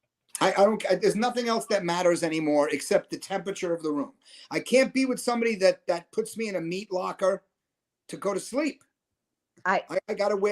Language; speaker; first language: English; native; English